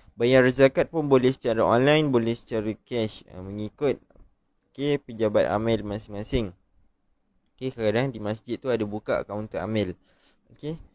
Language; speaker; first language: Malay; native; Malay